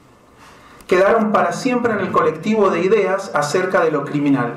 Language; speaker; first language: Spanish; native; Spanish